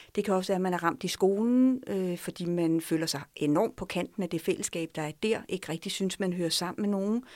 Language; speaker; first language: Danish; early bilingual, other home language; French